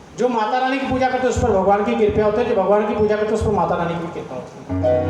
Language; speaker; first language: Hindi; non-native, local second language; Punjabi